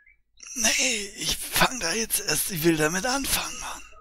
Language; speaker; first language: German; native; German